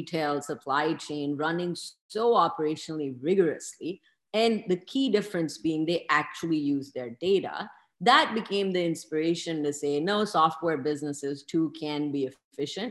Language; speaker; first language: English; non-native, local second language; Urdu